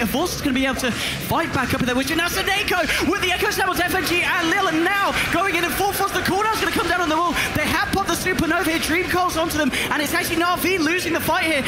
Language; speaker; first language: English; native; English